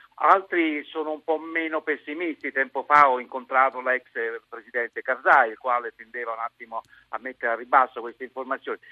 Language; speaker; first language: Italian; native; Italian